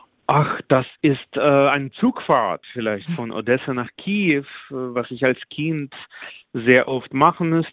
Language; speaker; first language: German; non-native, fluent; Russian